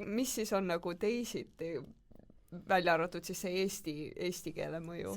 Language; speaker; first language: Estonian; native; Estonian